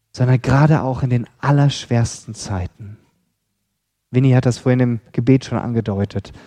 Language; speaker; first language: German; native; German